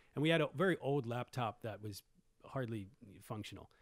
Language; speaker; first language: English; native; English